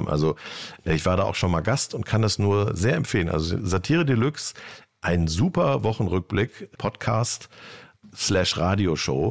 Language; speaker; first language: German; native; German